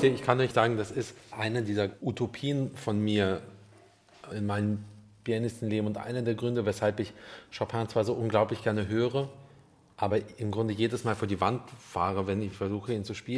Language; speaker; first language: German; early bilingual, other home language; Russian